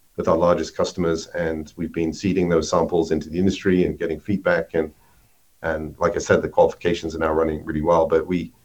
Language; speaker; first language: English; native; English